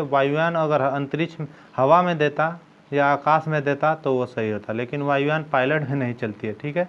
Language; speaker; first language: Hindi; native; Hindi